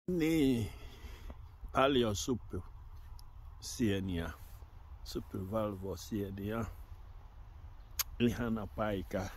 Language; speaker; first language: Finnish; non-native, learner; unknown